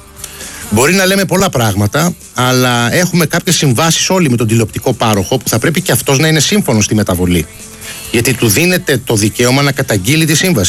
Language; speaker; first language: Greek; native; Greek